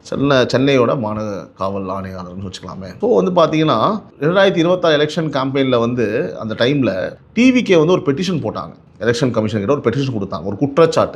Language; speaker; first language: Tamil; native; Tamil